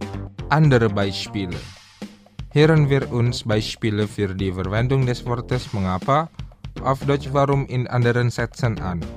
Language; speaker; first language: German; non-native, fluent; Indonesian